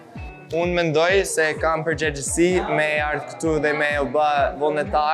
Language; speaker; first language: Albanian; non-native, fluent; English